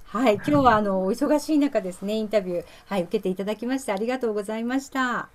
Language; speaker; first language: Japanese; native; Japanese